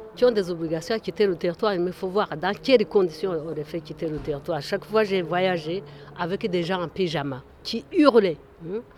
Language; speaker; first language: French; non-native, local second language; Kinyarwanda